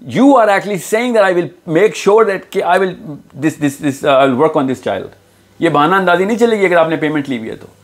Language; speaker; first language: Urdu; native; Urdu